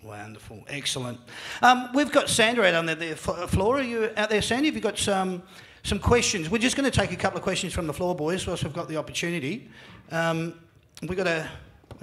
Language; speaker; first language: English; native; English